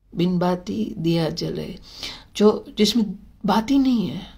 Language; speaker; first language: Hindi; non-native, local second language; Gujarati